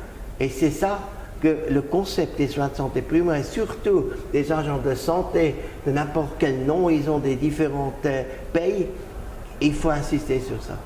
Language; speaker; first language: French; non-native, fluent; German